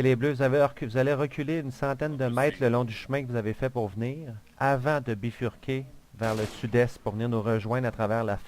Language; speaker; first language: French; native; French